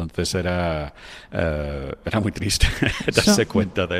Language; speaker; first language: Spanish; non-native, fluent; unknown